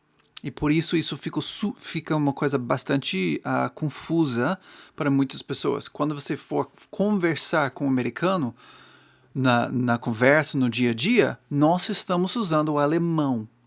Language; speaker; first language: Portuguese; non-native, fluent; English